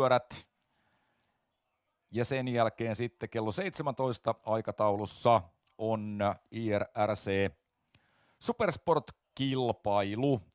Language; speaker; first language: Finnish; native; Finnish